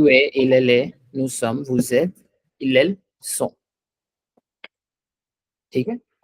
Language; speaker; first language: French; non-native, fluent; Hindi